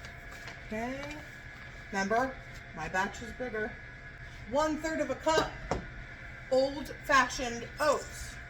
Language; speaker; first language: English; native; English